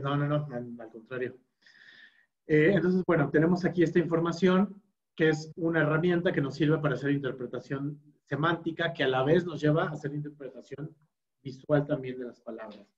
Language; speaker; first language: Spanish; native; Spanish